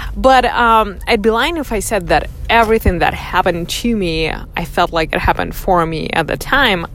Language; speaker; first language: English; non-native, fluent; Russian